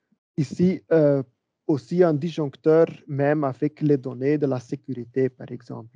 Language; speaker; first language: French; non-native, learner; Dutch